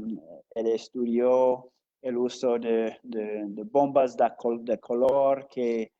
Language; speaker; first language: Spanish; non-native, fluent; English